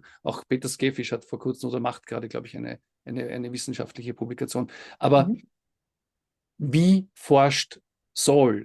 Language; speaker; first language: German; native; German